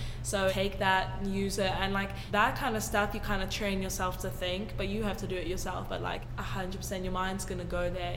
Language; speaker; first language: English; native; English